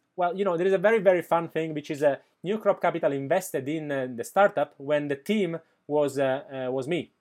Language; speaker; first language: English; non-native, fluent; Italian